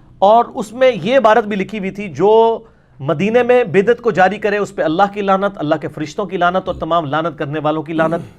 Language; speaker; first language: Urdu; non-native, local second language; Punjabi